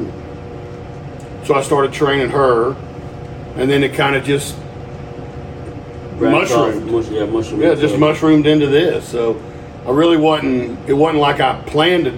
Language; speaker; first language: English; native; English